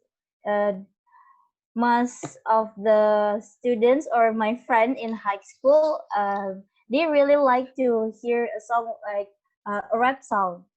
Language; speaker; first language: English; non-native, learner; Indonesian